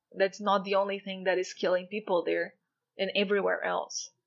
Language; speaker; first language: English; non-native, fluent; Portuguese